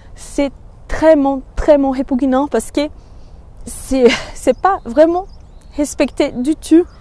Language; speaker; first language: French; non-native, fluent; Portuguese